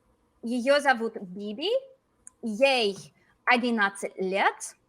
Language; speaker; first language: Russian; non-native, fluent; English